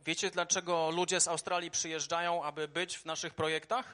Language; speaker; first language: Polish; native; Polish